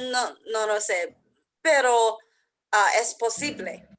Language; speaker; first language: Spanish; non-native, learner; English